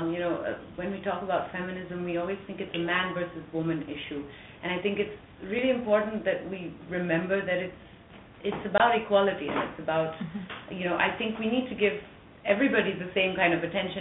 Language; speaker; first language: English; non-native, local second language; French